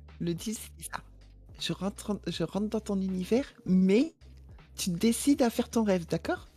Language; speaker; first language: French; native; French